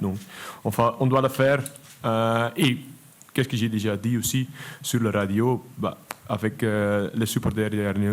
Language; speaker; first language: French; non-native, local second language; Dutch